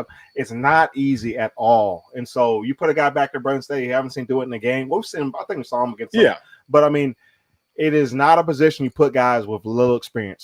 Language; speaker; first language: English; native; English